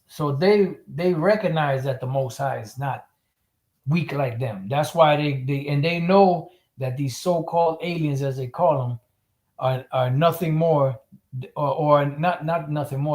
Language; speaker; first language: English; native; English